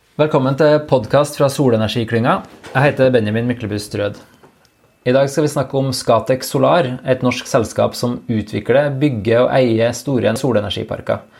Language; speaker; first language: Norwegian; native; Norwegian